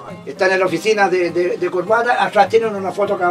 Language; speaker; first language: Spanish; native; Spanish